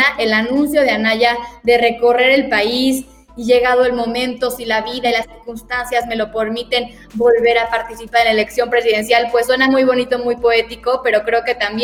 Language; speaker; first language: Spanish; native; Spanish